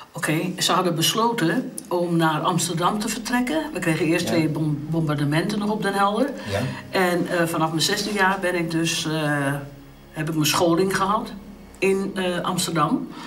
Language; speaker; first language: Dutch; native; Dutch